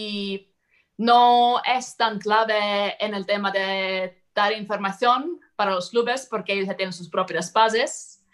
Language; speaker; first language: Spanish; non-native, fluent; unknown